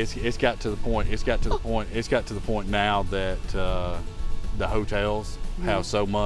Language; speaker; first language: English; native; English